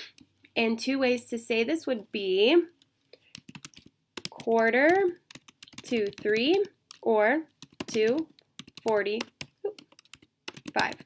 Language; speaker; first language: English; native; English